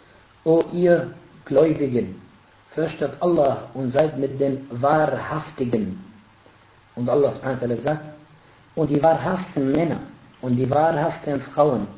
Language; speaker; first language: German; non-native, fluent; Arabic